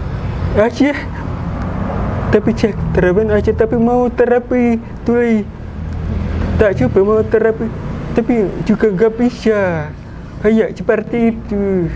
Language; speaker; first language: Indonesian; non-native, local second language; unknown